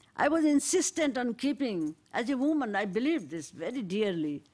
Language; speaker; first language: English; non-native, local second language; Nepali